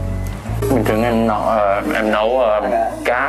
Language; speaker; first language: Vietnamese; non-native, learner; Swedish